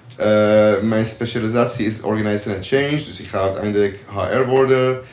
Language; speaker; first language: Dutch; non-native, fluent; Arabic